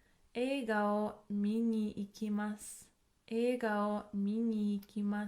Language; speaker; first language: Japanese; non-native, fluent; English